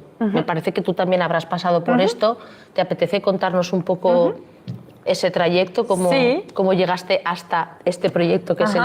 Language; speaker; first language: Spanish; native; Spanish